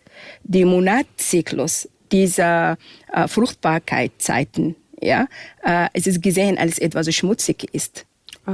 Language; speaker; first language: German; non-native, fluent; Arabic